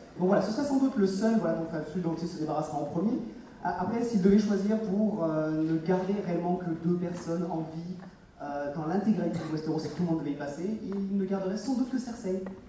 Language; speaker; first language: French; native; French